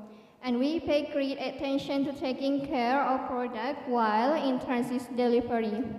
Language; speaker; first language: English; non-native, learner; Thai